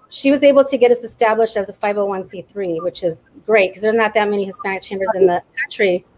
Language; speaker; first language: English; native; English